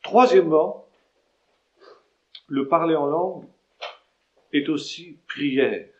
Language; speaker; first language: French; native; French